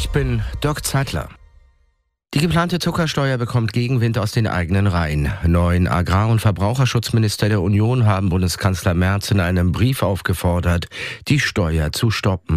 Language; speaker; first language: German; native; German